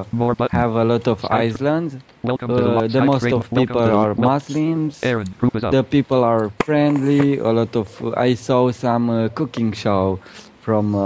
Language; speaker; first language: English; non-native, learner; Romanian